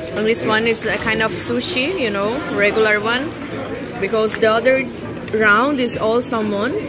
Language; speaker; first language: English; non-native, fluent; Portuguese